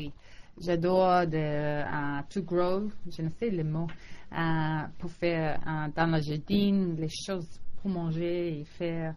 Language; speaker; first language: French; non-native, learner; English